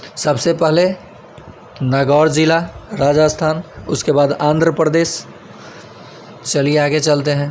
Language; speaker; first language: Hindi; native; Hindi